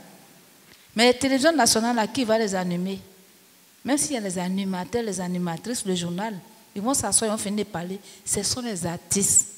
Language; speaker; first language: French; non-native, local second language; Baoulé